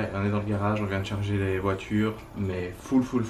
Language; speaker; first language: French; native; French